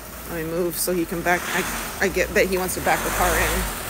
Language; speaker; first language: English; native; English